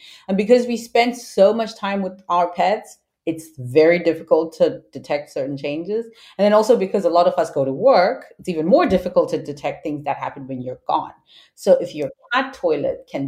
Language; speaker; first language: English; non-native, local second language; Shona